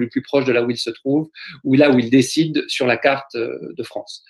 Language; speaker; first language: French; native; French